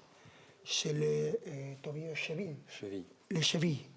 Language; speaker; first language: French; non-native, learner; Spanish